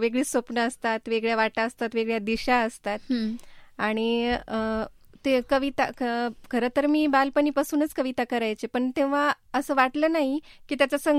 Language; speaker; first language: Marathi; native; Marathi